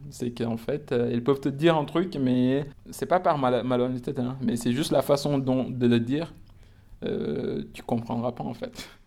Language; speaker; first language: French; non-native, local second language; Wolof